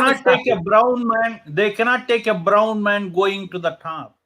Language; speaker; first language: English; non-native, local second language; Hindi